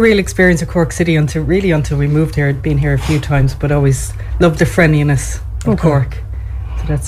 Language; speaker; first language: English; native; English